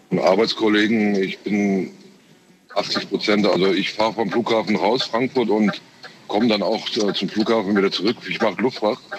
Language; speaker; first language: German; early bilingual, other home language; Turkish